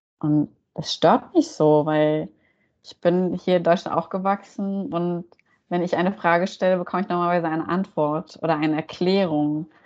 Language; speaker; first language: German; native; German